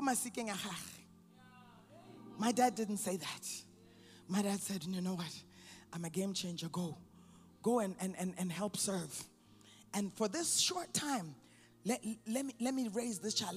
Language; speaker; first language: English; native; English